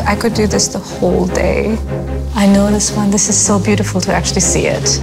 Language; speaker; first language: English; native; English